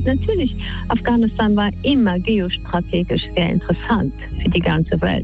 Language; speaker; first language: German; non-native, fluent; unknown